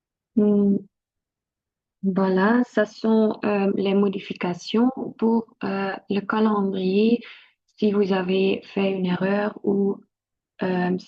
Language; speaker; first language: French; non-native, local second language; Dutch